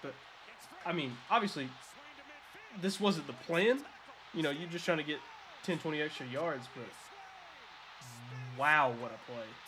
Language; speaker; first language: English; native; English